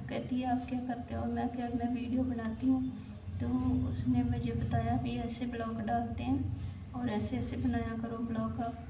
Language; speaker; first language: Hindi; native; Hindi